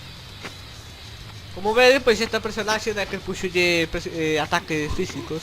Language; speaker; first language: Galician; non-native, local second language; Spanish